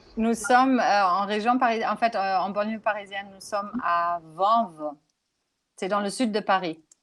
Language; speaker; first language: French; non-native, fluent; German